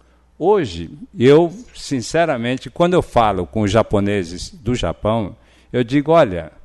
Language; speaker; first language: Portuguese; early bilingual, other home language; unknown